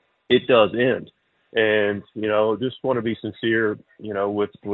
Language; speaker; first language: English; native; English